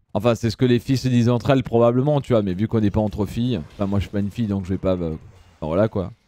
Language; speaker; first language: French; early bilingual, other home language; Italian